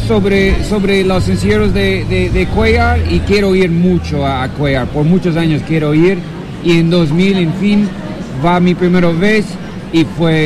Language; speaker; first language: Spanish; non-native, learner; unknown